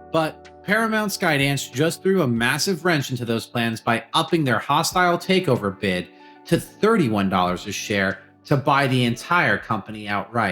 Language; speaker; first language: English; native; English